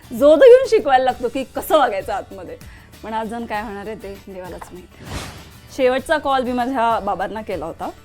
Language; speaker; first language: Marathi; native; Marathi